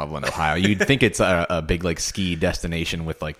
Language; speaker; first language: English; native; English